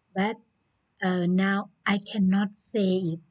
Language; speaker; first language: English; non-native, learner; Chinese